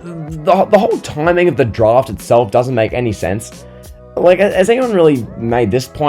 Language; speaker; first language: English; native; English